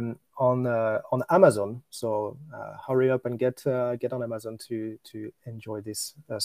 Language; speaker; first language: English; non-native, fluent; French